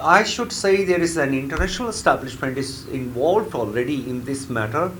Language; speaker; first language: English; non-native, local second language; Urdu